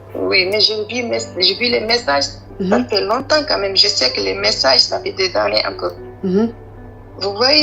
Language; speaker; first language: French; non-native, learner; Arabic